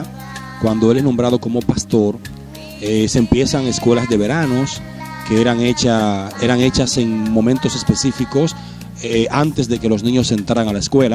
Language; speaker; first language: Spanish; native; Spanish